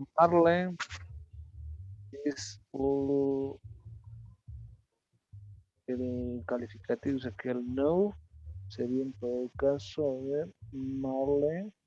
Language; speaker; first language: Spanish; native; Spanish